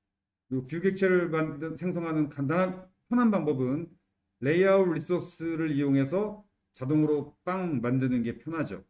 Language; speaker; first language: Korean; native; Korean